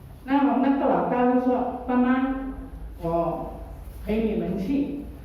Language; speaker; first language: Chinese; early bilingual, heritage; Chinese